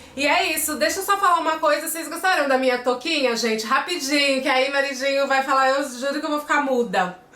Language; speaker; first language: Portuguese; native; Portuguese